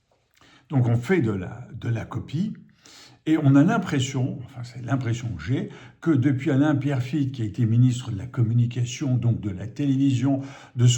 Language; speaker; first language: French; native; French